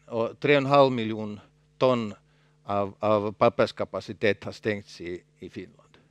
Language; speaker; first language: Swedish; non-native, local second language; Finnish